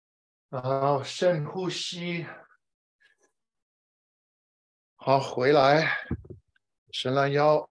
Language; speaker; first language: Chinese; non-native, fluent; English